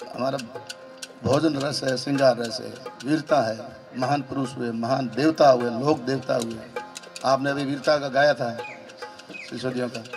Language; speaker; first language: Hindi; native; Hindi